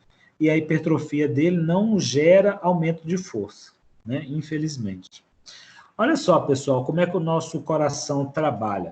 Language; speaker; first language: Portuguese; native; Portuguese